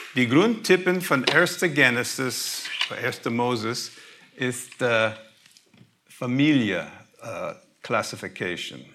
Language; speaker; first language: German; non-native, fluent; English